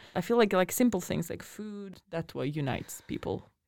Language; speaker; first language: English; non-native, fluent; Russian